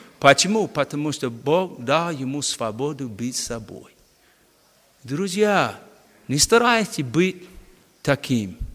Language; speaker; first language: Russian; non-native, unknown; English